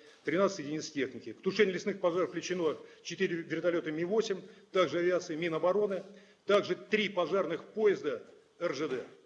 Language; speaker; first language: Russian; native; Russian